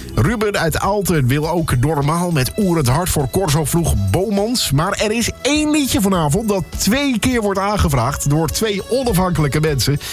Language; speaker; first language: Dutch; native; Dutch